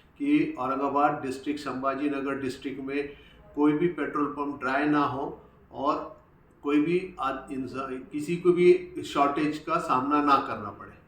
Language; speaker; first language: Hindi; non-native, local second language; Urdu